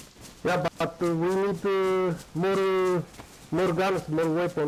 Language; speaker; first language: English; non-native, learner; Romanian